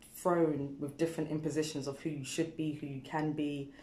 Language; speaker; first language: English; native; English